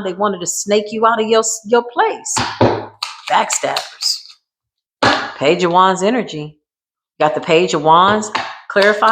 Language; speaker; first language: English; native; English